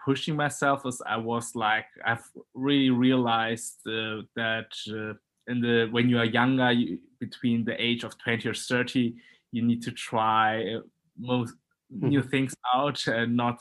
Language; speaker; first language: English; non-native, fluent; German